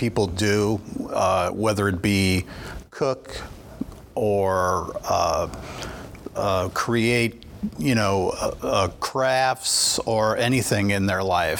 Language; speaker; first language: English; native; English